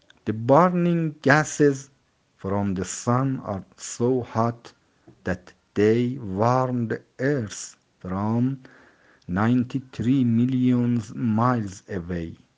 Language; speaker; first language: English; non-native, fluent; Persian